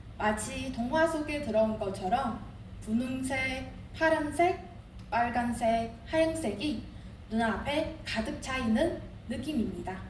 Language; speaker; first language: Korean; non-native, fluent; Chinese